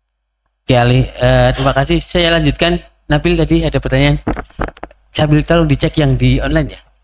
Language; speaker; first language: Indonesian; native; Indonesian